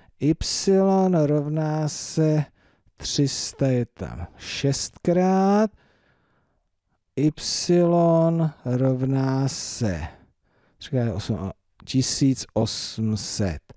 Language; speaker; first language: Czech; native; Czech